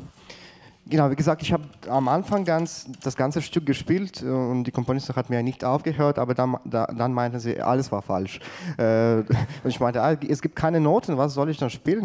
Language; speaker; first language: German; non-native, fluent; Ukrainian